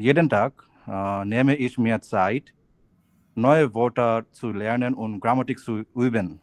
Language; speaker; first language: German; non-native, learner; Bangla